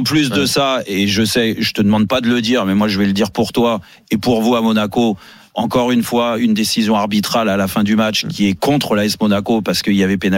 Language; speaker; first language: French; native; French